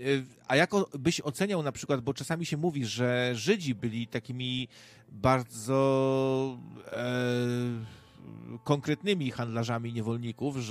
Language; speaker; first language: Polish; native; Polish